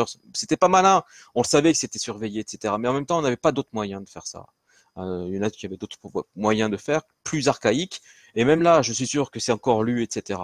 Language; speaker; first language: French; native; French